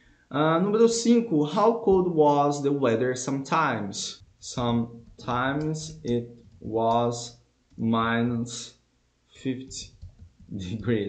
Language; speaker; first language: English; non-native, fluent; Portuguese